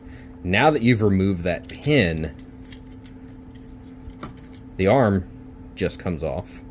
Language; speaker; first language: English; native; English